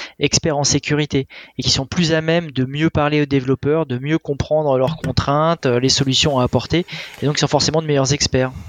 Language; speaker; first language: French; native; French